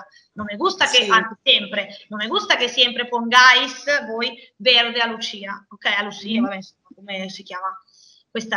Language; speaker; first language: Italian; native; Italian